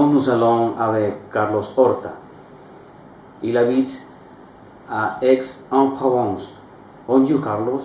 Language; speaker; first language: French; non-native, learner; Spanish